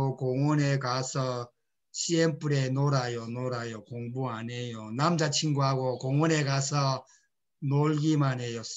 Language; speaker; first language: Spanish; non-native, learner; Korean